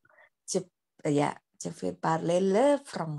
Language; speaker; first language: French; non-native, learner; Indonesian